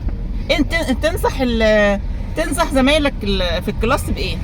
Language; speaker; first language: Arabic; native; Arabic